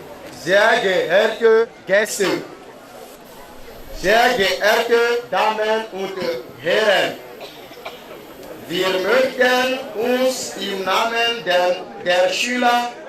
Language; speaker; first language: German; non-native, learner; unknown